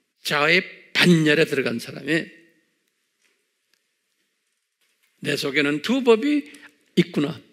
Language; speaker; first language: Korean; native; Korean